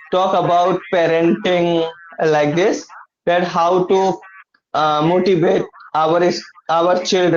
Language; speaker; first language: English; non-native, learner; Hindi